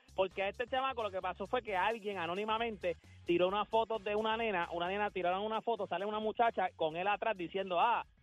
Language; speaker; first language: Spanish; native; Spanish